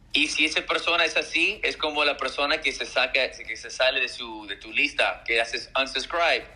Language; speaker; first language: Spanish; early bilingual, heritage; Spanish